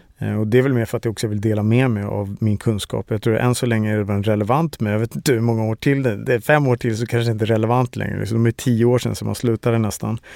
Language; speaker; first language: Swedish; native; Swedish